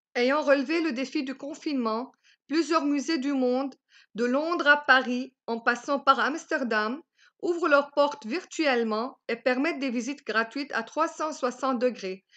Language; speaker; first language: French; non-native, local second language; Arabic